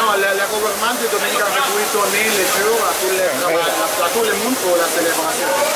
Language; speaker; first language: French; non-native, learner; Spanish